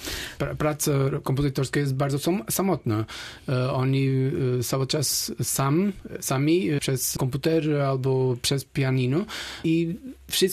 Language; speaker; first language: Polish; non-native, learner; Portuguese